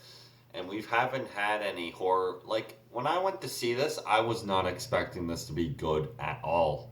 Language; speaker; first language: English; native; English